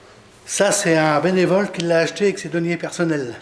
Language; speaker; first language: French; native; French